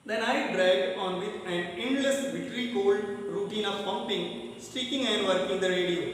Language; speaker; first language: English; non-native, local second language; Hindi